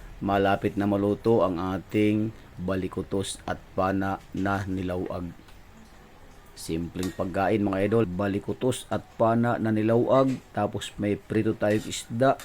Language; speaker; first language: Filipino; non-native, local second language; Waray